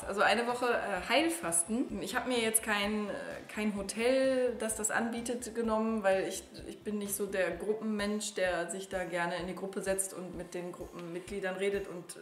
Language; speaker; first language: German; native; German